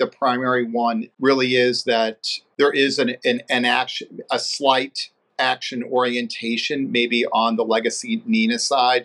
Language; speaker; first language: English; native; English